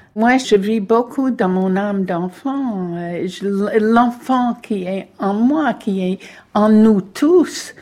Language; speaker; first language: French; non-native, fluent; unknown